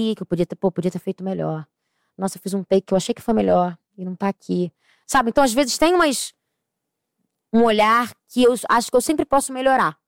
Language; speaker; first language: Portuguese; native; Portuguese